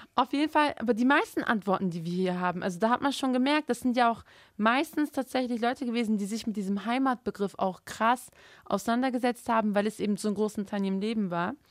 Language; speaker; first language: German; early bilingual, other home language; Turkish